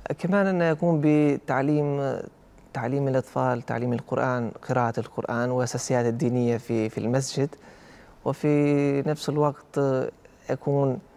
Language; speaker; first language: Arabic; non-native, fluent; Albanian